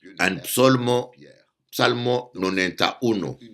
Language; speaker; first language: Spanish; non-native, learner; French